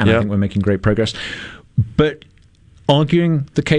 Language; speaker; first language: English; native; English